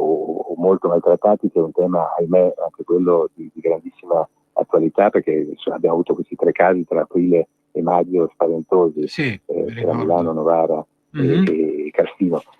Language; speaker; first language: Italian; native; Italian